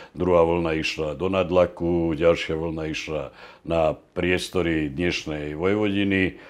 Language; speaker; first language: Slovak; native; Slovak